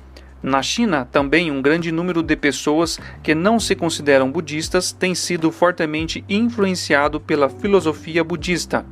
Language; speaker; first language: Portuguese; native; Portuguese